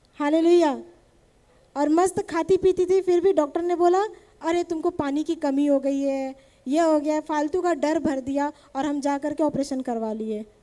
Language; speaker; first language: Hindi; native; Hindi